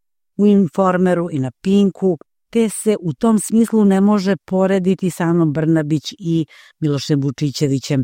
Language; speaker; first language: Croatian; native; Croatian